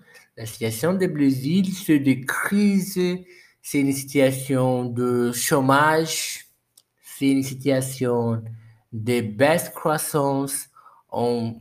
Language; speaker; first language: French; non-native, learner; Portuguese